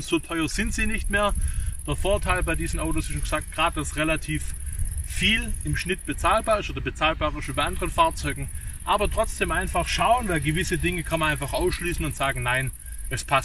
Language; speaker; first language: German; native; German